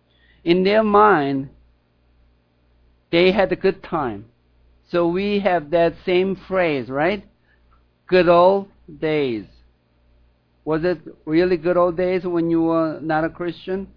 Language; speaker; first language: English; non-native, fluent; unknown